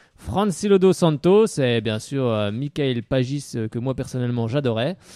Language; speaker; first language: French; native; French